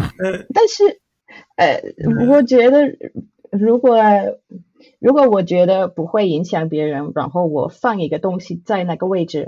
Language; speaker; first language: Chinese; non-native, fluent; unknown